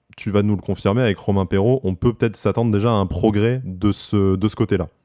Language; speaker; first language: French; native; French